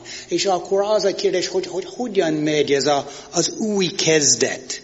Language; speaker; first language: Hungarian; non-native, fluent; English